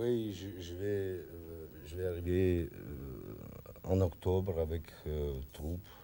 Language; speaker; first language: French; non-native, learner; Russian